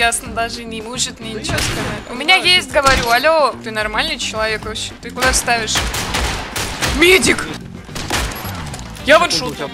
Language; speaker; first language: Russian; native; Russian